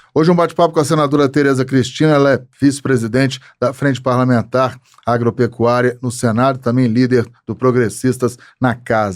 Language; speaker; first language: Portuguese; native; Portuguese